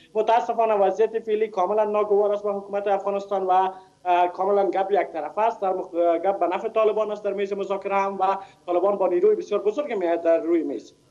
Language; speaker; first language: Persian; native; Persian